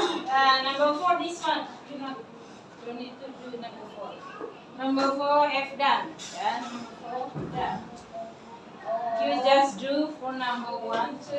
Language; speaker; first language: English; non-native, learner; Indonesian